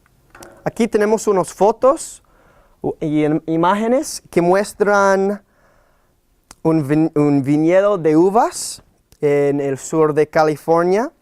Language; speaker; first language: Spanish; non-native, learner; English